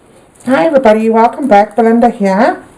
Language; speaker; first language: English; native; English